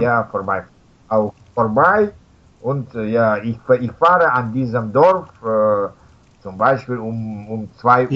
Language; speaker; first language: German; non-native, learner; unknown